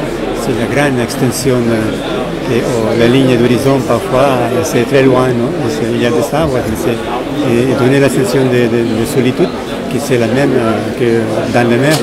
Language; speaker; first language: French; non-native, fluent; Spanish